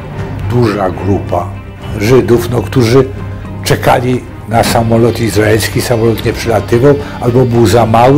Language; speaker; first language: Polish; native; Polish